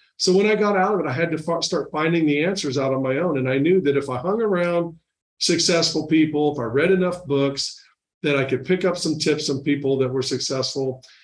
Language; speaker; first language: English; native; English